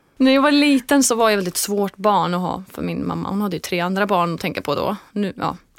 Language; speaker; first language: Swedish; non-native, fluent; Icelandic